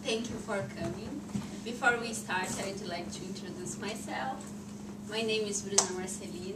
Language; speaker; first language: English; non-native, learner; Portuguese